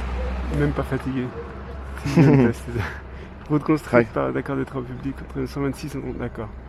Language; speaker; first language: French; native; French